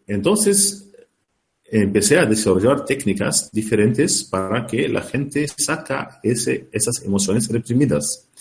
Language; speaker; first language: Spanish; non-native, learner; Arabic